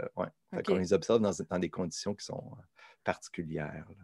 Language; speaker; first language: French; native; French